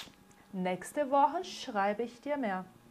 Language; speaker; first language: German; non-native, fluent; Portuguese